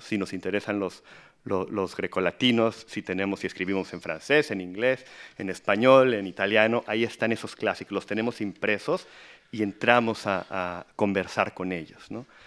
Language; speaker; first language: Spanish; native; Spanish